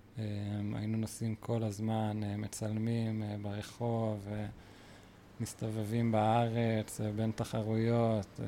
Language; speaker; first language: Hebrew; native; Hebrew